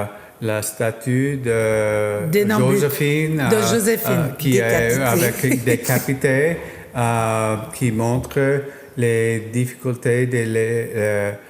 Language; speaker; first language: French; non-native, learner; English